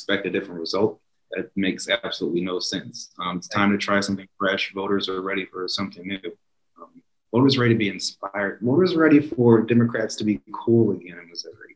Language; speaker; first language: English; native; English